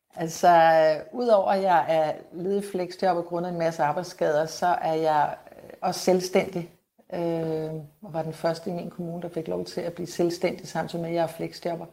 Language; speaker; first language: Danish; native; Danish